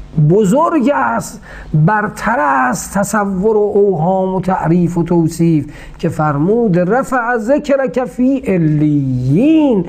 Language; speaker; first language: Persian; native; Persian